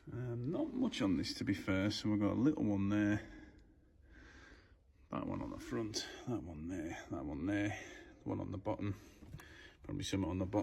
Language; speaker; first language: English; native; English